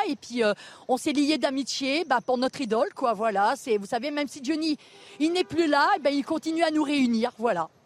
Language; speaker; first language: French; native; French